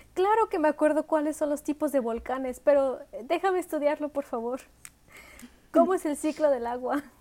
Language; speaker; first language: Spanish; early bilingual, heritage; Spanish